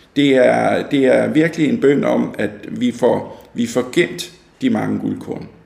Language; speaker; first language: Danish; native; Danish